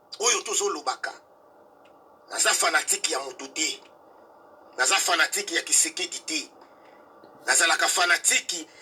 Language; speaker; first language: Lingala; non-native, local second language; Kongo